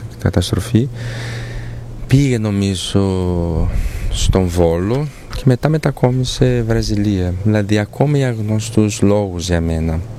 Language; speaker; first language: Greek; non-native, fluent; Portuguese